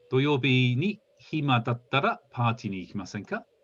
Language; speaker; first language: Japanese; non-native, fluent; English